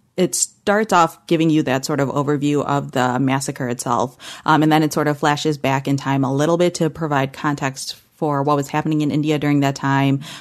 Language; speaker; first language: English; early bilingual, other home language; Hindi